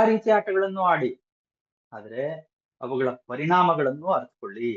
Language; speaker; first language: Kannada; native; Kannada